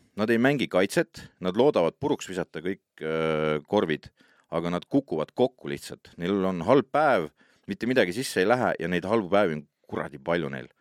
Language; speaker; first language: Estonian; native; Estonian